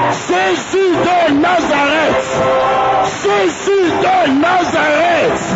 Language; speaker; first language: French; native; French